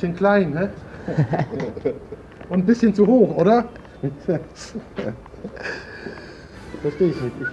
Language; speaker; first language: German; native; German